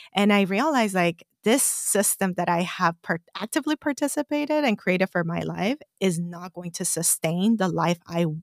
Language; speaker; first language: English; non-native, fluent; Korean